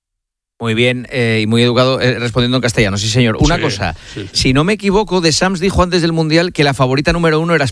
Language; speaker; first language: Spanish; native; Spanish